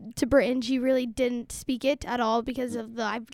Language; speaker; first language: English; early bilingual, other home language; Somali